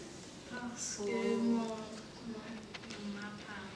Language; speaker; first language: French; early bilingual, heritage; French